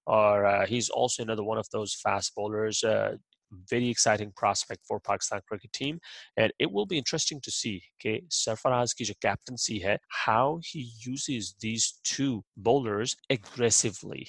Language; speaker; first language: English; non-native, local second language; Urdu